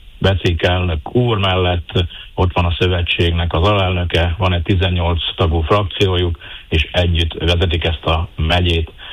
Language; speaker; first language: Hungarian; native; Hungarian